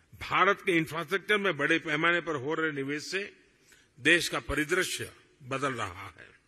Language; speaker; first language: Hindi; non-native, local second language; Gujarati